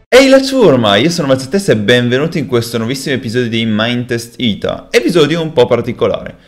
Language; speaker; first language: Italian; native; Italian